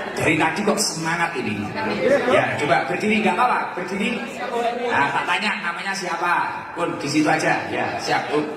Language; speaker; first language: Indonesian; non-native, local second language; Javanese